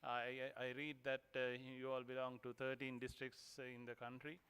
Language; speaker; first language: English; non-native, local second language; Sinhala